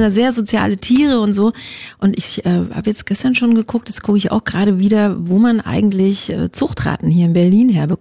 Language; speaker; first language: German; native; German